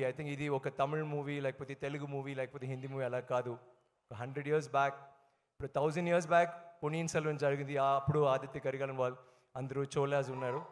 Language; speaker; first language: Telugu; non-native, learner; Tamil